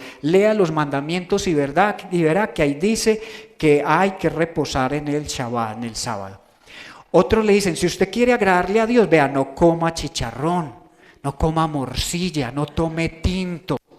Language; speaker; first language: Spanish; native; Spanish